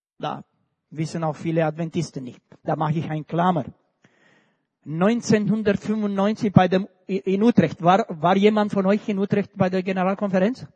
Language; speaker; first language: German; non-native, fluent; Romanian